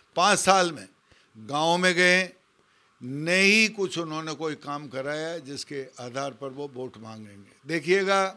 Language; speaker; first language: Hindi; native; Hindi